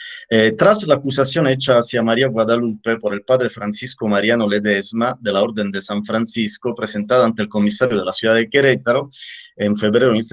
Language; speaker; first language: Spanish; native; Spanish